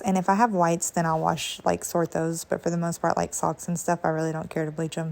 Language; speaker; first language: English; native; English